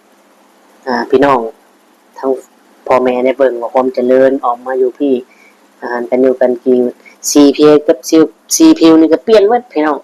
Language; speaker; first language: Thai; non-native, local second language; Lao